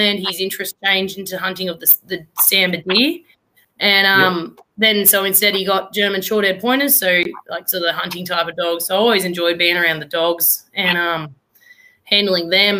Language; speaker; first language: English; native; English